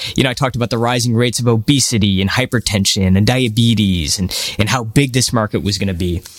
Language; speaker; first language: English; early bilingual, other home language; Hindi